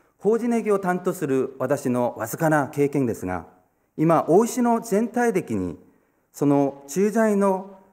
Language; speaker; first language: Japanese; non-native, fluent; Korean